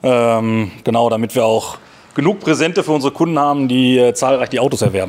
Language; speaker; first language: German; native; German